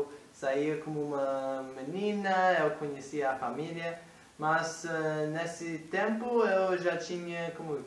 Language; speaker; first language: Portuguese; non-native, fluent; English